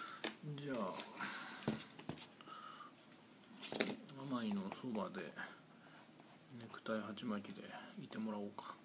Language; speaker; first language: Japanese; native; Japanese